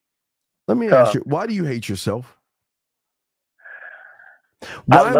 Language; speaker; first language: English; native; English